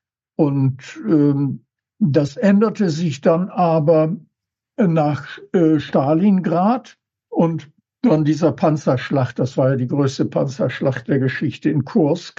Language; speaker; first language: German; native; German